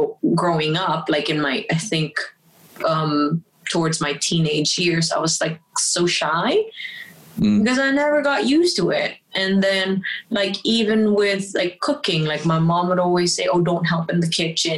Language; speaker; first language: English; non-native, local second language; Filipino